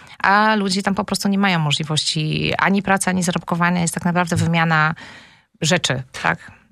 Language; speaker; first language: Polish; native; Polish